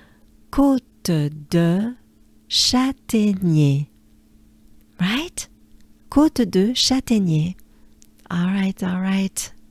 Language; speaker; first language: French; native; French